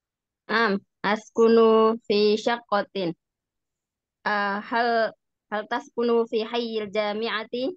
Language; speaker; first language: Arabic; non-native, learner; Indonesian